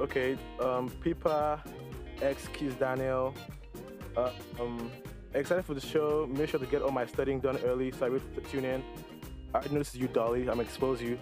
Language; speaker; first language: English; non-native, local second language; Igbo